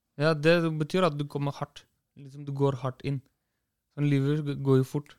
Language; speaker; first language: Norwegian; early bilingual, other home language; Kurdish